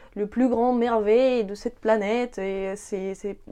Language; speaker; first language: French; non-native, fluent; Ukrainian